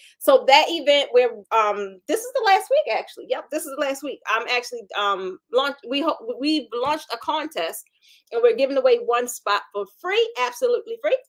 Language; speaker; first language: English; native; English